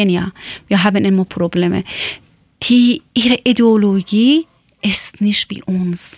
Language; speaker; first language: German; non-native, learner; Persian